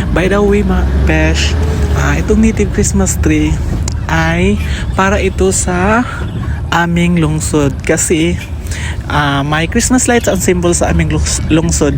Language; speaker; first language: Filipino; non-native, local second language; Cebuano